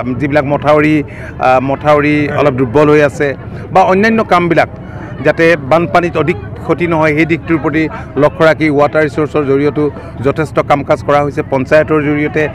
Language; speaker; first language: Assamese; native; Assamese